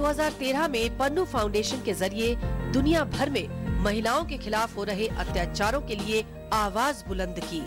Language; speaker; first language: Hindi; native; Hindi